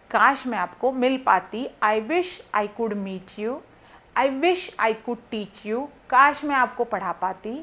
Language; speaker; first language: Hindi; non-native, local second language; Marathi